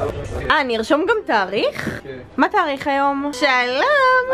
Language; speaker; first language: Hebrew; native; Hebrew